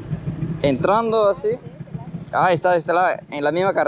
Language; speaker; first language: Spanish; non-native, fluent; Portuguese